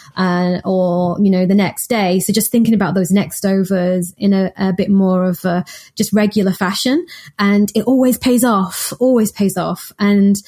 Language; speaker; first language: English; native; English